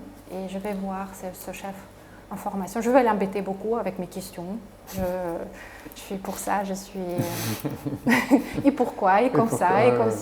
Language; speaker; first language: French; non-native, fluent; Russian